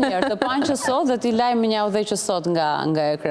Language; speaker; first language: Albanian; native; Albanian